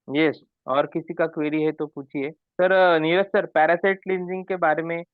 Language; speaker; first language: Hindi; non-native, local second language; Marathi